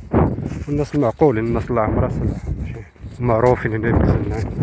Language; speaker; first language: Arabic; native; Arabic